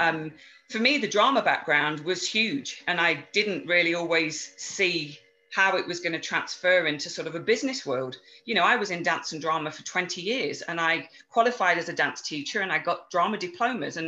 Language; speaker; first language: English; native; English